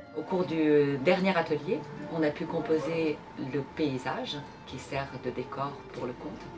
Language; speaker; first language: French; native; French